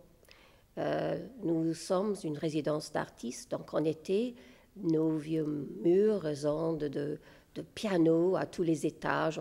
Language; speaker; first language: French; non-native, fluent; English